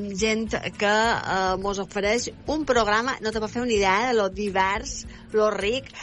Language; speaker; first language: Catalan; native; Catalan